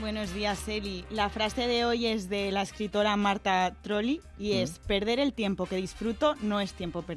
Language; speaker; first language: Spanish; native; Spanish